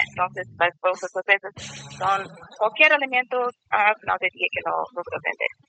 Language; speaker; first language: Spanish; non-native, learner; Portuguese